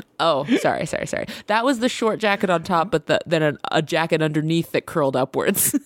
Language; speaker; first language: English; native; English